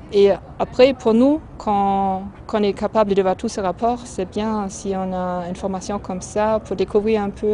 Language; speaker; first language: French; non-native, fluent; German